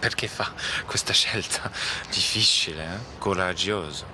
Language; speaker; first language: Italian; non-native, learner; English